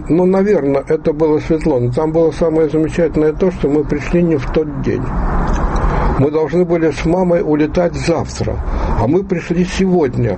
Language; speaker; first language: Russian; native; Russian